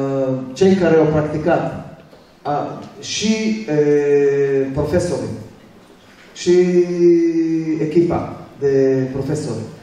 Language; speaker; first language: Romanian; early bilingual, other home language; Hebrew